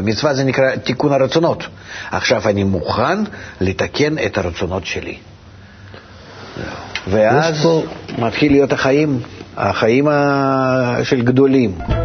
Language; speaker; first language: Hebrew; non-native, fluent; Russian